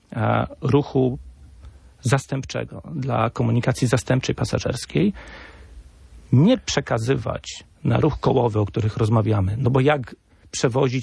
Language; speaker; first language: Polish; native; Polish